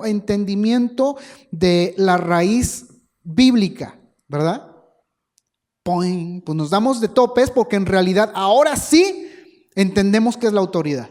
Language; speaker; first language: Spanish; native; Spanish